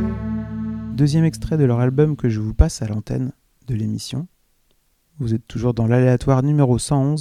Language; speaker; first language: French; native; French